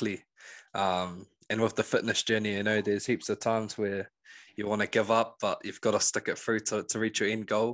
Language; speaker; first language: English; native; English